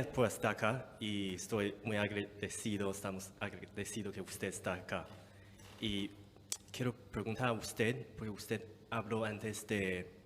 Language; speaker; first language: Spanish; non-native, fluent; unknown